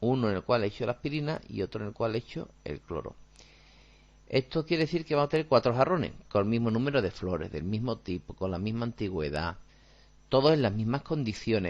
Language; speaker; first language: Spanish; native; Spanish